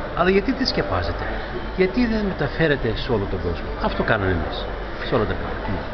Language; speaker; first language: Greek; early bilingual, heritage; Greek